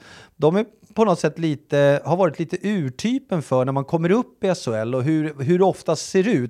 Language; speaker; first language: Swedish; native; Swedish